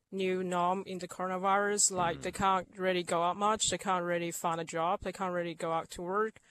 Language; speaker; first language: English; non-native, fluent; Chinese